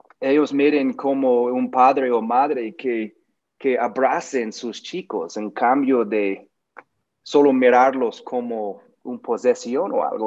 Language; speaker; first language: Spanish; non-native, learner; English